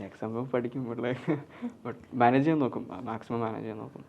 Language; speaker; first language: Malayalam; early bilingual, heritage; Malayalam